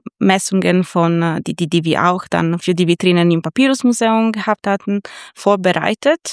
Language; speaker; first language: German; non-native, fluent; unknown